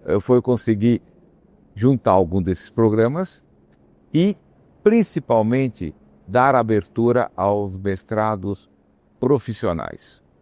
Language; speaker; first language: Portuguese; early bilingual, other home language; Armenian